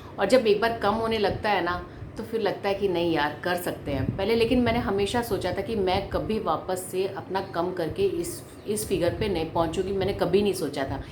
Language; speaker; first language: Hindi; non-native, local second language; Malayalam